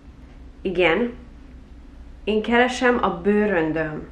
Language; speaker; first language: Hungarian; early bilingual, heritage; Hungarian